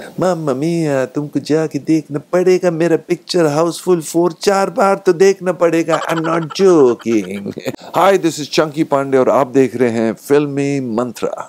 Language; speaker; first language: Hindi; native; Hindi